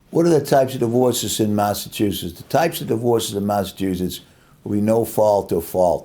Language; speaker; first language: English; native; English